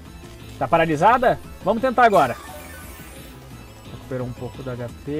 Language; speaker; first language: Portuguese; native; Portuguese